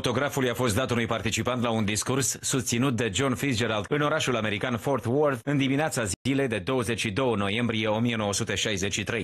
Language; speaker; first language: Romanian; native; Romanian